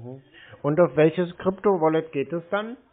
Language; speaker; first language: German; native; German